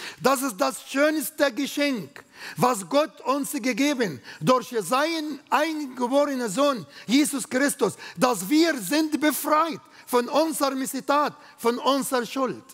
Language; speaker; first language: German; non-native, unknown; Arabic